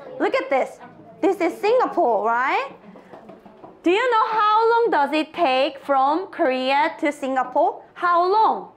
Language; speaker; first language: English; non-native, fluent; Korean